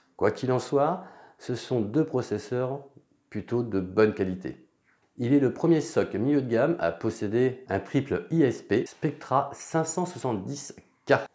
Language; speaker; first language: French; native; French